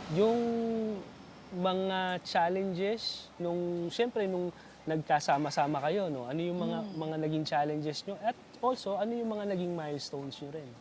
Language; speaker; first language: Filipino; native; Filipino